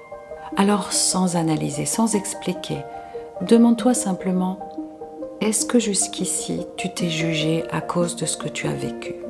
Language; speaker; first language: French; native; French